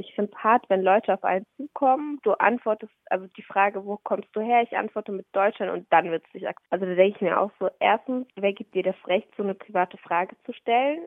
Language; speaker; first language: German; early bilingual, other home language; Somali